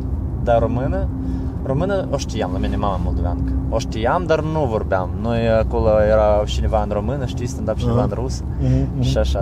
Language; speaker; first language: Romanian; non-native, learner; Ukrainian